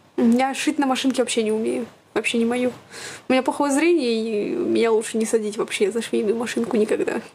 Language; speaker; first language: Russian; native; Russian